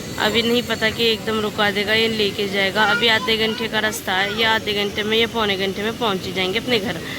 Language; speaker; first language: Hindi; non-native, local second language; Urdu